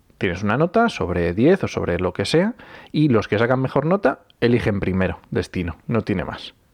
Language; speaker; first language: Spanish; native; Spanish